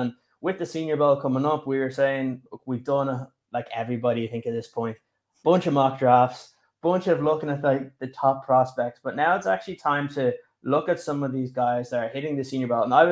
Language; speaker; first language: English; native; English